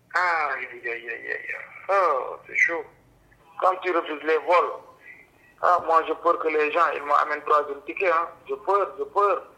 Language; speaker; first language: French; non-native, local second language; Wolof